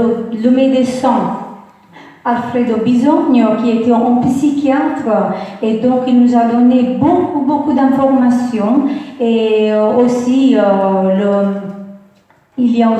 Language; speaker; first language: French; non-native, fluent; Italian